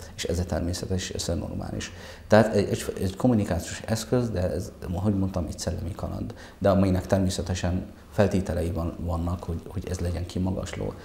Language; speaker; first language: Hungarian; non-native, fluent; Arabic